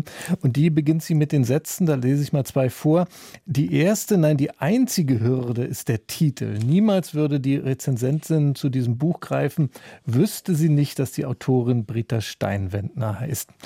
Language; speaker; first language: German; native; German